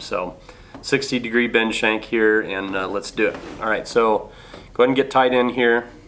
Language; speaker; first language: English; native; English